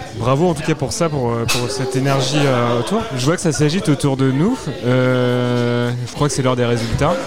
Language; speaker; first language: French; native; French